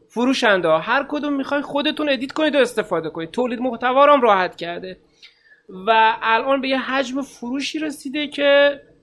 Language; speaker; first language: Persian; native; Persian